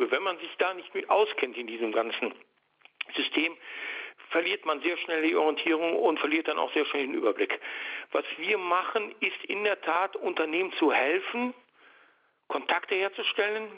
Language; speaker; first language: German; native; German